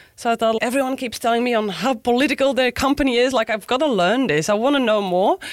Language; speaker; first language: English; non-native, fluent; Dutch